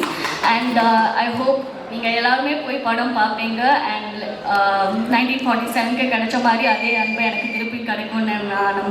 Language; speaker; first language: Tamil; non-native, learner; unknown